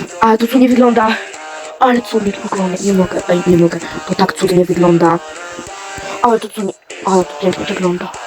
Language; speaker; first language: Polish; native; Polish